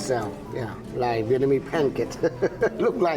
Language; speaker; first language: English; non-native, learner; Vietnamese